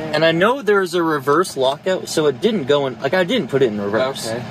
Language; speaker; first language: English; native; English